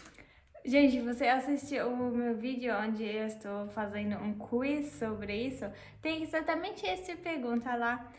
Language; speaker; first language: Portuguese; non-native, fluent; German